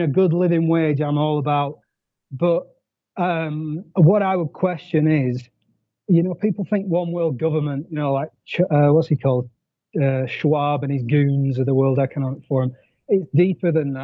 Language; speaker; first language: English; native; English